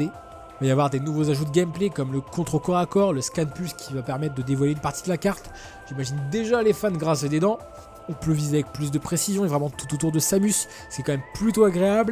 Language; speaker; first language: French; native; French